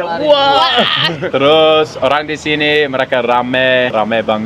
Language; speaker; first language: Indonesian; non-native, fluent; English